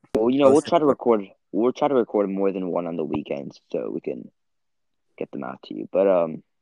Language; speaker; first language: English; early bilingual, other home language; Italian